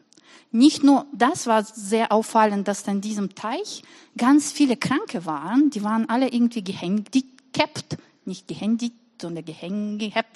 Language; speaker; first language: German; non-native, fluent; Russian